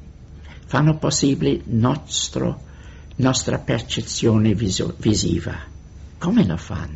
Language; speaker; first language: Italian; non-native, fluent; English